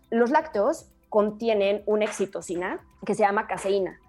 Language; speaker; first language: Spanish; native; Spanish